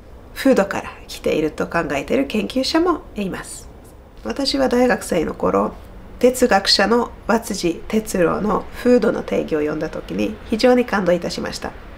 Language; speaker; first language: Japanese; non-native, fluent; Hungarian